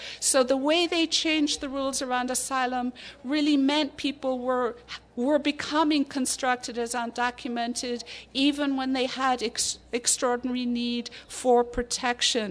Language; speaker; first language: English; native; English